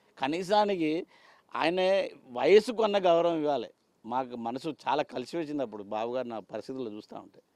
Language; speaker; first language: Telugu; native; Telugu